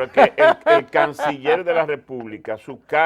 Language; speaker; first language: Spanish; native; Spanish